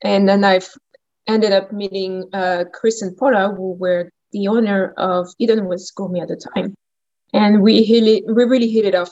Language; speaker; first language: English; non-native, fluent; French